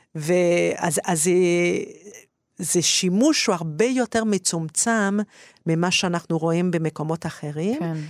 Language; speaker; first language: Hebrew; non-native, fluent; English